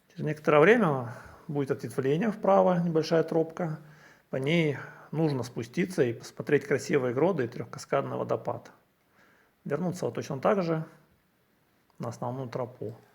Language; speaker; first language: Russian; native; Russian